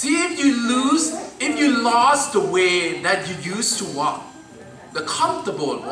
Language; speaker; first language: English; non-native, fluent; Thai